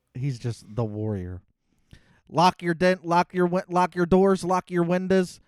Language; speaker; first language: English; native; English